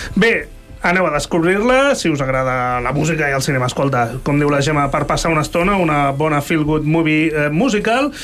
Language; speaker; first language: Catalan; native; Catalan